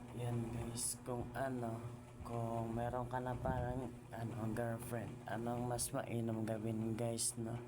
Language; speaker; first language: Filipino; non-native, local second language; Cebuano